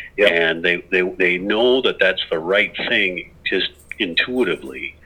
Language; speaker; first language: English; native; English